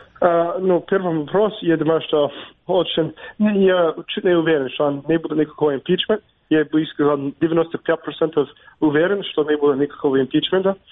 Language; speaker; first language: Russian; non-native, fluent; English